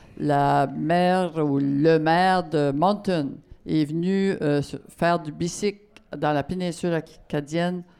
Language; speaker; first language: French; native; French